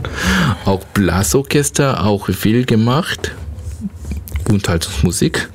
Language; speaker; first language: German; non-native, learner; Korean